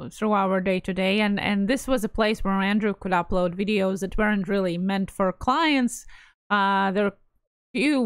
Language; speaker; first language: English; non-native, fluent; Latvian